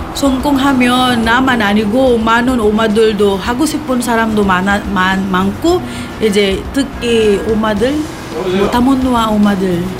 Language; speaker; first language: Korean; non-native, learner; Filipino